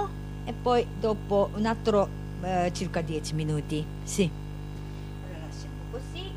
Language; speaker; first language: Italian; non-native, learner; Japanese